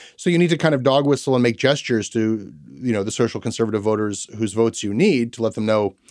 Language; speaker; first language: English; native; English